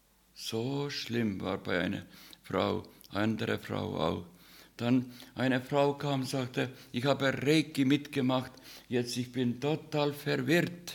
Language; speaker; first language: German; non-native, fluent; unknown